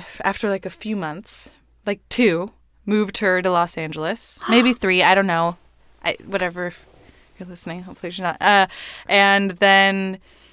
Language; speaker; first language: English; non-native, fluent; Spanish